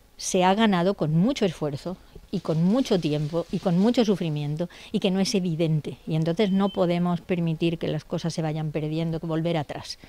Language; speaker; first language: Spanish; native; Spanish